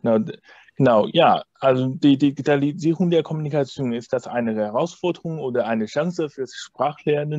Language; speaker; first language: German; non-native, fluent; Chinese